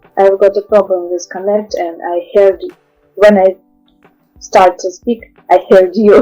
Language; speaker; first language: English; non-native, learner; Russian